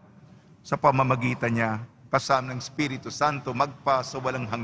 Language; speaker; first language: Filipino; native; Filipino